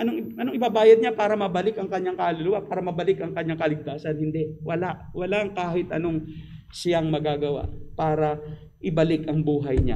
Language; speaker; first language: Filipino; native; Filipino